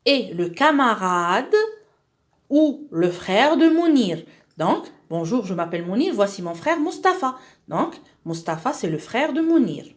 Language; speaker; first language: French; non-native, local second language; Arabic